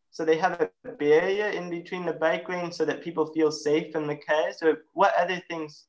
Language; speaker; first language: English; native; English